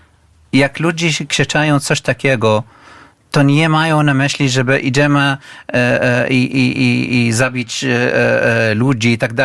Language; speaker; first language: Polish; non-native, fluent; Arabic